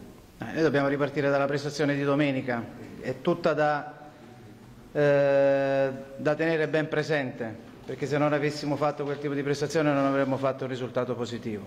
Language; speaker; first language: Italian; native; Italian